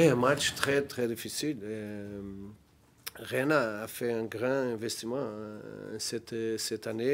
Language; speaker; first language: French; non-native, learner; Portuguese